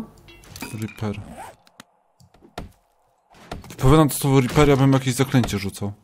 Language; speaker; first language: Polish; native; Polish